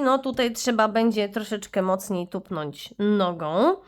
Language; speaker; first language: Polish; native; Polish